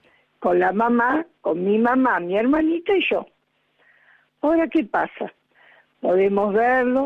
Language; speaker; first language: Spanish; native; Spanish